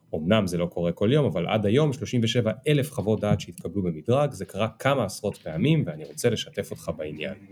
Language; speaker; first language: Hebrew; native; Hebrew